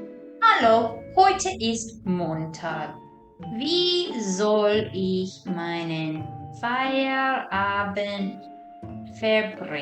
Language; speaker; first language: German; non-native, fluent; English